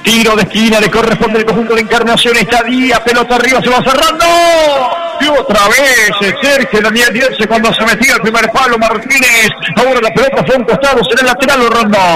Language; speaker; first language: Spanish; native; Spanish